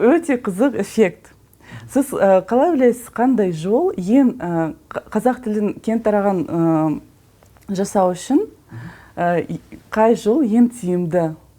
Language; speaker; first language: Kazakh; non-native, learner; Russian